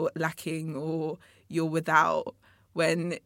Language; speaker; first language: English; native; English